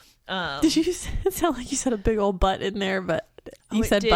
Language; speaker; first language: English; native; English